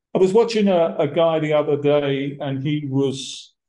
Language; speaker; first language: English; native; English